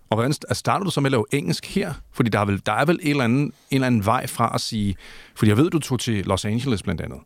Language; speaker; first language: Danish; native; Danish